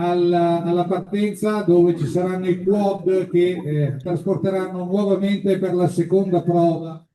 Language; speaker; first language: Italian; native; Italian